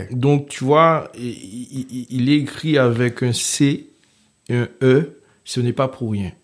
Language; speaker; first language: French; early bilingual, other home language; Haitian Creole